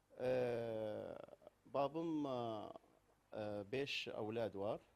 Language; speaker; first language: Turkish; non-native, learner; Arabic